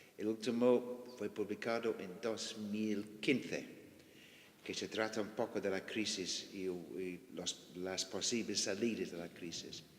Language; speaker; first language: Spanish; non-native, fluent; English